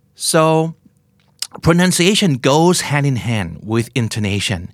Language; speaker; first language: English; non-native, fluent; Thai